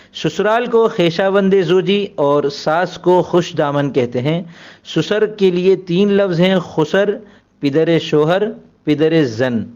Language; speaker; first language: Urdu; native; Urdu